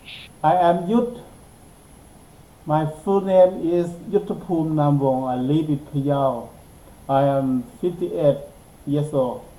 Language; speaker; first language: English; non-native, learner; Thai